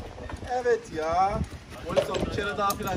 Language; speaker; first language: Turkish; native; Turkish